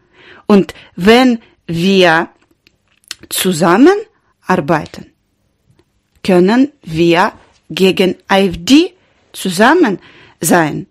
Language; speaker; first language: German; non-native, learner; Ukrainian